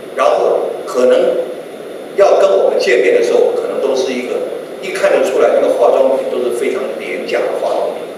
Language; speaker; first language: Chinese; native; Chinese